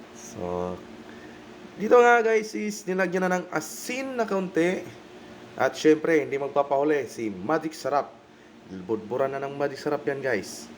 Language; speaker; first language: Filipino; non-native, local second language; Bikol